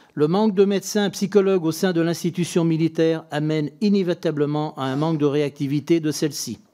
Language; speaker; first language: French; native; French